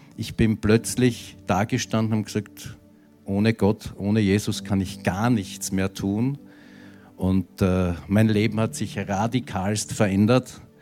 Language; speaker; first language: German; native; German